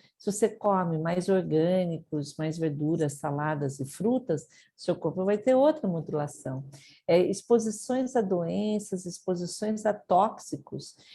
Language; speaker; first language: Portuguese; early bilingual, other home language; Japanese